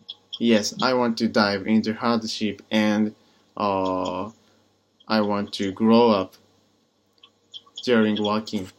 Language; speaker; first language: English; non-native, learner; Japanese